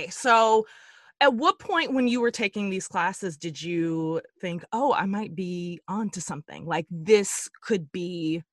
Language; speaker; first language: English; native; English